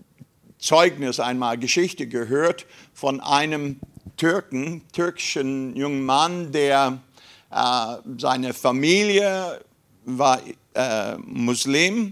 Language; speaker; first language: German; non-native, fluent; English